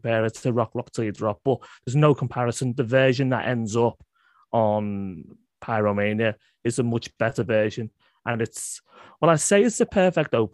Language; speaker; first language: English; native; English